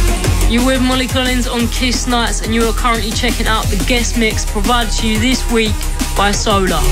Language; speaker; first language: English; native; English